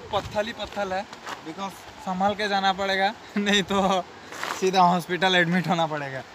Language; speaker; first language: Hindi; non-native, local second language; Bangla